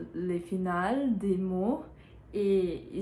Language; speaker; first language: French; non-native, learner; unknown